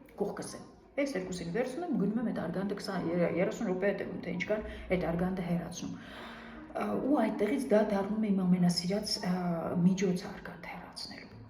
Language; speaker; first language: Armenian; native; Armenian